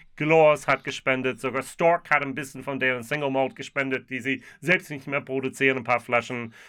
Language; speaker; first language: German; non-native, fluent; English